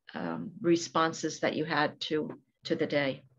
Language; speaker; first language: English; native; English